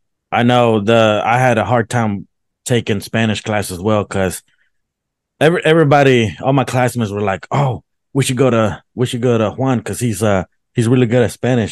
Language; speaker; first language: English; early bilingual, other home language; Spanish